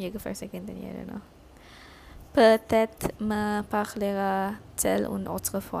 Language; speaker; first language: French; non-native, fluent; Malay